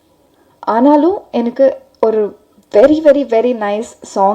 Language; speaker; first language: Tamil; non-native, learner; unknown